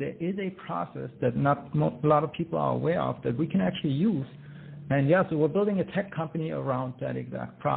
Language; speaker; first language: English; non-native, fluent; German